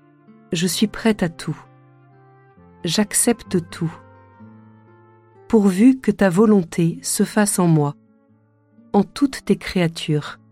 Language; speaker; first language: French; native; French